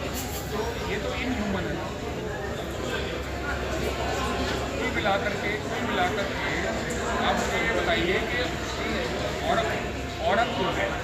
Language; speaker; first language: Hindi; native; Hindi